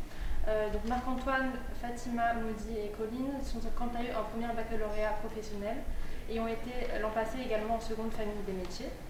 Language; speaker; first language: French; native; French